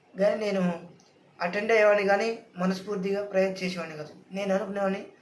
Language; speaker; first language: Telugu; non-native, local second language; Lambadi